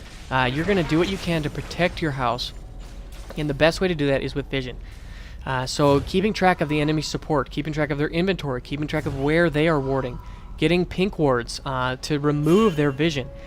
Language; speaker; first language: English; native; English